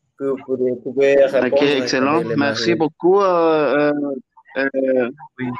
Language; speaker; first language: French; non-native, learner; Spanish